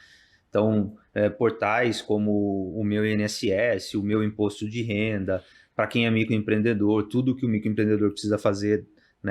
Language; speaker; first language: Portuguese; native; Portuguese